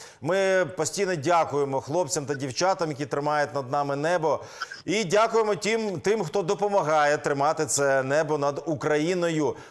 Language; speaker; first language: Ukrainian; native; Ukrainian